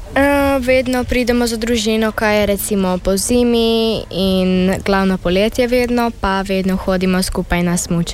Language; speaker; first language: Slovenian; early bilingual, heritage; Czech